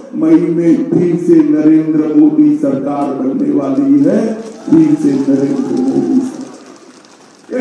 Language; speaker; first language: Hindi; non-native, local second language; Gujarati